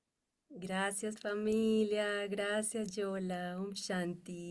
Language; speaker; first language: Spanish; native; Spanish